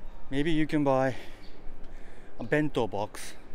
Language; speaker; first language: English; non-native, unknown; Japanese